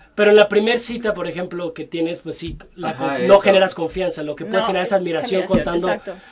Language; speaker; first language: Spanish; native; Spanish